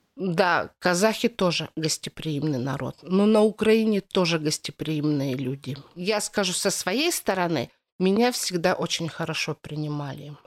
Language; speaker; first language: Russian; native; Russian